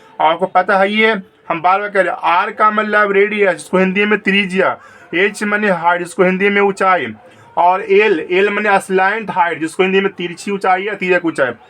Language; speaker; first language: Hindi; native; Hindi